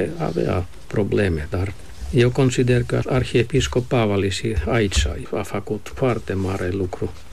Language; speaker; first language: Romanian; non-native, fluent; Finnish